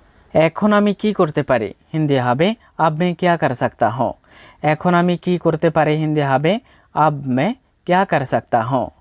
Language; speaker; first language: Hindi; non-native, fluent; Bangla